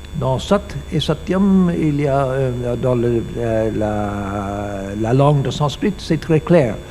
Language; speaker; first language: French; non-native, learner; English